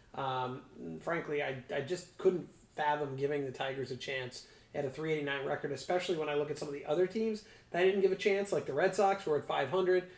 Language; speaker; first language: English; native; English